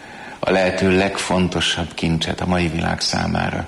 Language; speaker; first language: Hungarian; native; Hungarian